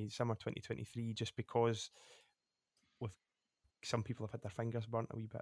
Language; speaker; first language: English; native; English